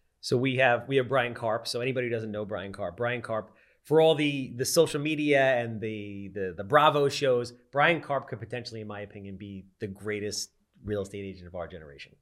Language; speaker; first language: English; native; English